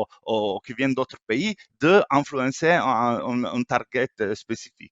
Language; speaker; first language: French; non-native, fluent; Italian